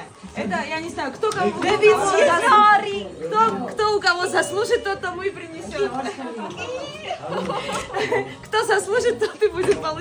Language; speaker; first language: Russian; non-native, learner; Georgian